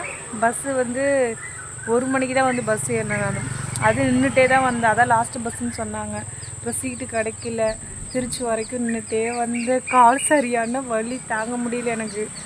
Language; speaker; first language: Tamil; native; Tamil